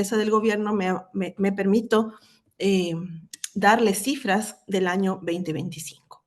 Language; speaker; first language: Spanish; native; Spanish